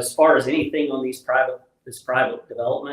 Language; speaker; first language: English; native; English